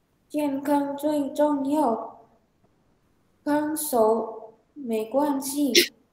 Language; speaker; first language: Chinese; non-native, learner; Indonesian